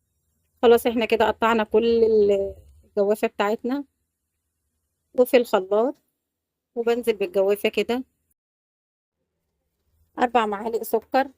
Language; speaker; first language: Arabic; native; Arabic